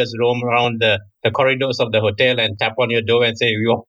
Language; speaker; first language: English; non-native, local second language; Tamil